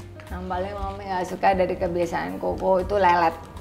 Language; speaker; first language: Indonesian; native; Indonesian